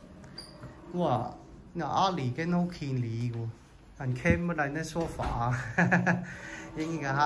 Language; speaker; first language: Chinese; native; Chinese